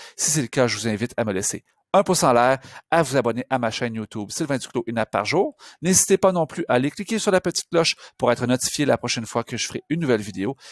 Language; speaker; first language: French; native; French